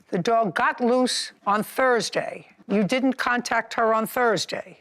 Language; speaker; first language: English; native; English